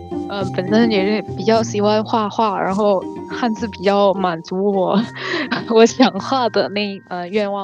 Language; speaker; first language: Chinese; non-native, fluent; Vietnamese